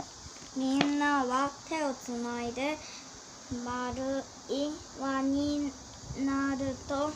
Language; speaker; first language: Japanese; early bilingual, heritage; Korean